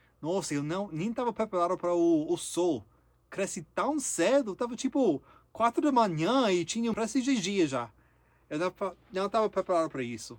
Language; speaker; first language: Portuguese; non-native, learner; English